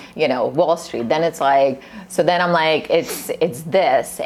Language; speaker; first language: English; early bilingual, other home language; Russian